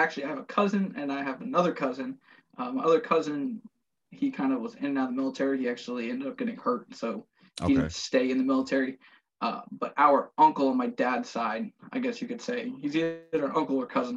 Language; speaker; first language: English; native; English